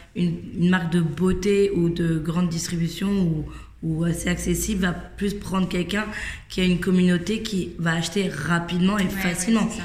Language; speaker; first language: French; native; French